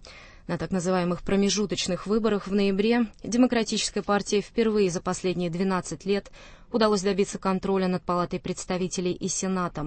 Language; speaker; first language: Russian; native; Russian